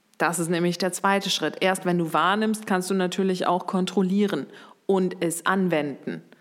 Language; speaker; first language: German; native; German